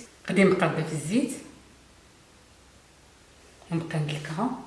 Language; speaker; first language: Arabic; native; Arabic